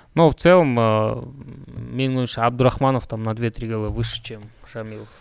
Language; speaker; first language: Russian; non-native, local second language; Kazakh